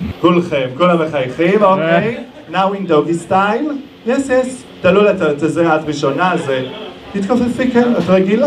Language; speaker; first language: Hebrew; native; Hebrew